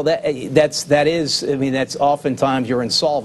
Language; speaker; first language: English; native; English